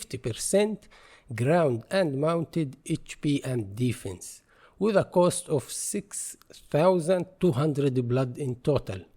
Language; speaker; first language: English; non-native, fluent; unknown